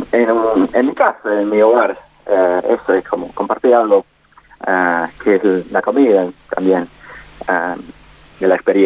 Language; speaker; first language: Spanish; non-native, fluent; English